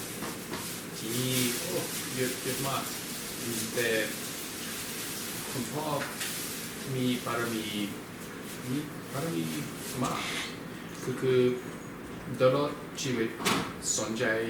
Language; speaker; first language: Thai; non-native, learner; English